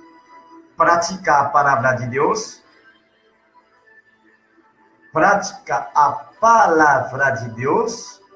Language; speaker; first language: Portuguese; non-native, learner; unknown